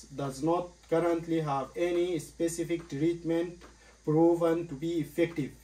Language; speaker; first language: English; non-native, learner; Arabic